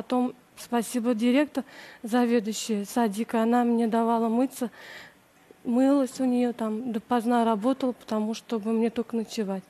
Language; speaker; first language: Russian; native; Russian